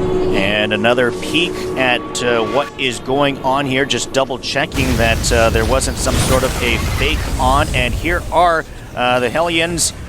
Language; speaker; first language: English; native; English